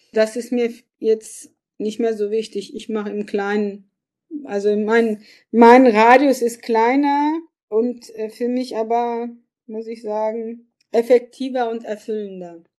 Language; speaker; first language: German; early bilingual, other home language; Turkish